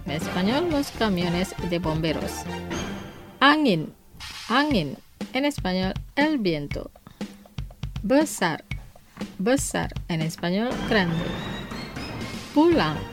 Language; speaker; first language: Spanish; non-native, fluent; Indonesian